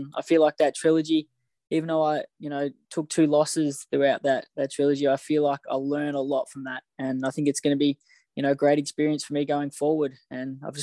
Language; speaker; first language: English; native; English